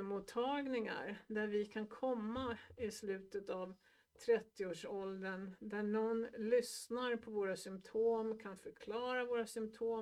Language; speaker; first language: Swedish; native; Swedish